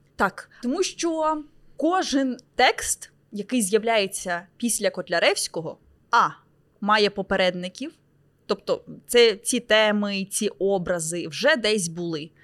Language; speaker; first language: Ukrainian; native; Ukrainian